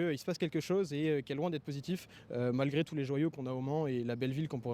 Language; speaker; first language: French; native; French